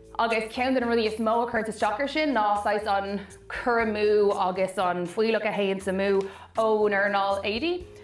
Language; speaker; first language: Irish; non-native, local second language; English